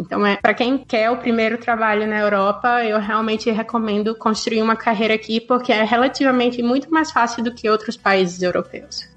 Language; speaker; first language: Portuguese; native; Portuguese